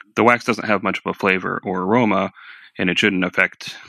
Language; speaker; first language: English; native; English